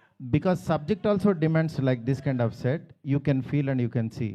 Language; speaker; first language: English; non-native, local second language; Telugu